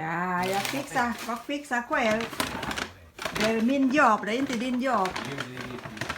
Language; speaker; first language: Swedish; non-native, learner; Thai